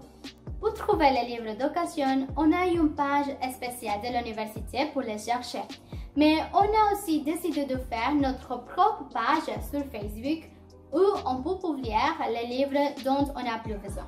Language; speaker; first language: French; non-native, learner; Spanish